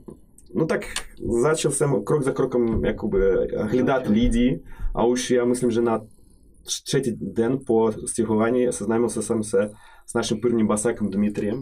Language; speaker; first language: Czech; non-native, fluent; Russian